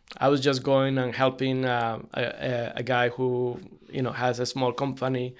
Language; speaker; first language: English; non-native, fluent; Spanish